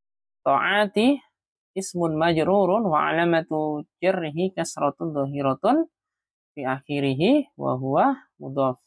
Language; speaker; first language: Arabic; non-native, fluent; Indonesian